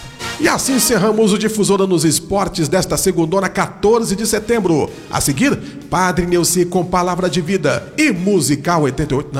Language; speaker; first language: Portuguese; native; Portuguese